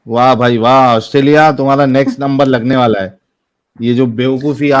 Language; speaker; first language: Hindi; native; Hindi